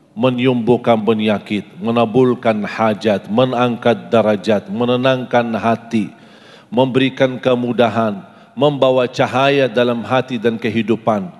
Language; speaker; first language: Indonesian; non-native, fluent; Arabic